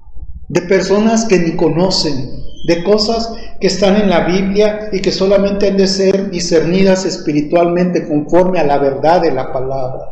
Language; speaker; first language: Spanish; native; Spanish